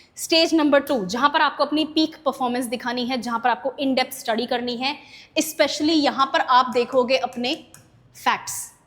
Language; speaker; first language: Hindi; native; Hindi